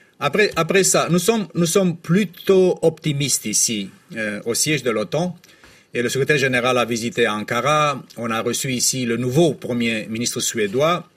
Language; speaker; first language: French; non-native, fluent; Romanian